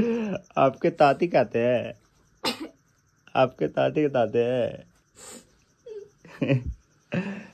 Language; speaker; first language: Hindi; native; Hindi